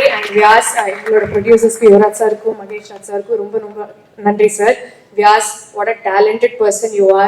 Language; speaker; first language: Tamil; non-native, learner; Telugu